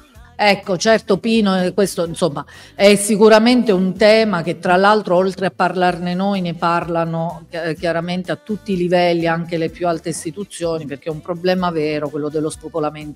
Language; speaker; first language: Italian; native; Italian